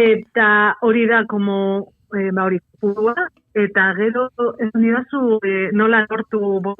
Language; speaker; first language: Basque; non-native, local second language; Spanish